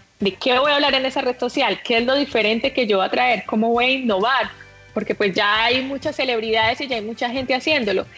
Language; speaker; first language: Spanish; native; Spanish